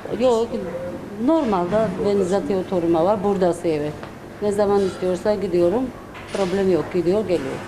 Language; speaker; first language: Turkish; non-native, learner; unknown